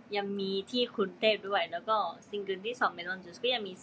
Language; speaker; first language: Thai; non-native, learner; Japanese